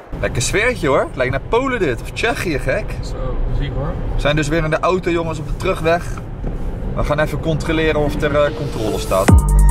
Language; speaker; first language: Dutch; native; Dutch